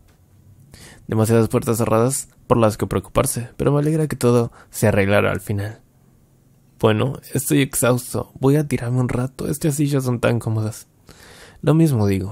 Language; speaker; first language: Spanish; native; Spanish